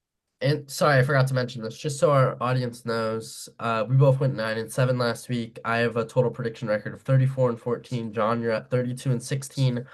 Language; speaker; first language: English; native; English